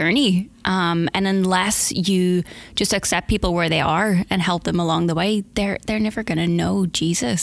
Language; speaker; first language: English; native; English